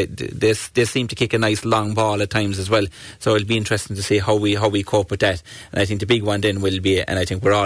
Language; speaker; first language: English; native; English